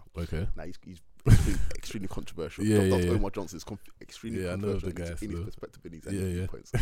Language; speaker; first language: English; native; English